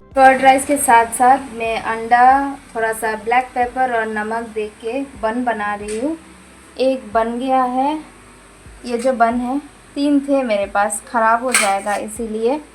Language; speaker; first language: Hindi; non-native, local second language; Bangla